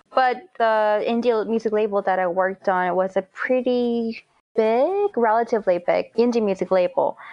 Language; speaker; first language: English; non-native, fluent; Korean